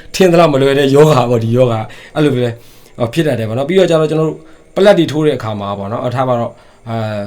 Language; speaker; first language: Burmese; native; Burmese